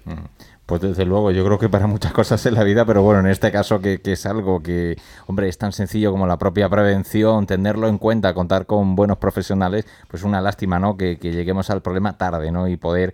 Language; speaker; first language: Spanish; native; Spanish